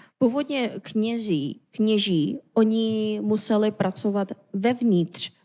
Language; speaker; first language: Czech; non-native, fluent; Korean